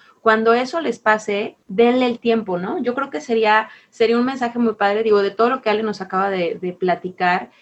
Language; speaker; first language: Spanish; native; Spanish